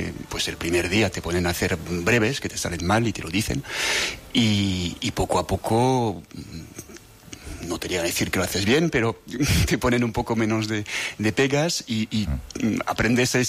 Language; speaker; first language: Spanish; non-native, fluent; French